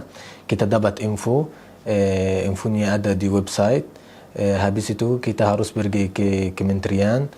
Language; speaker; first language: Indonesian; non-native, fluent; Arabic